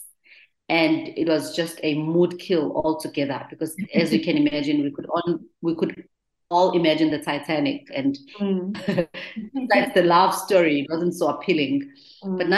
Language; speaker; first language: English; non-native, local second language; Zulu